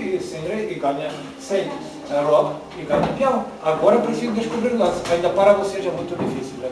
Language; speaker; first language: Portuguese; non-native, learner; Ukrainian